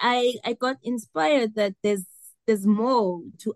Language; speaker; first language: English; non-native, local second language; South Ndebele